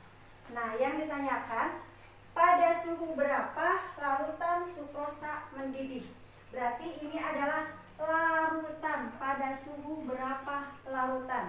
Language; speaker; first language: Indonesian; native; Indonesian